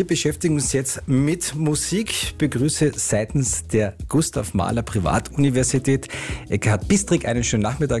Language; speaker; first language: German; native; German